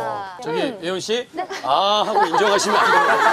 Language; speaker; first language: Korean; native; Korean